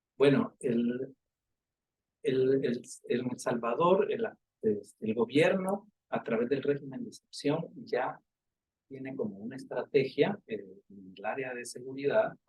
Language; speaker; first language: Spanish; native; Spanish